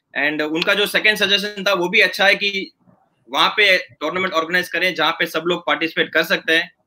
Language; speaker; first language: Hindi; non-native, local second language; Gujarati